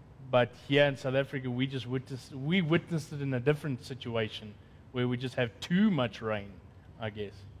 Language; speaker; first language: English; non-native, local second language; Afrikaans